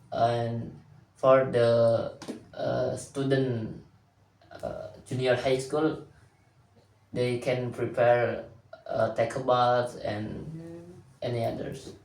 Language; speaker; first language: English; non-native, learner; Indonesian